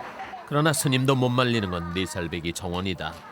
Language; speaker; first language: Korean; native; Korean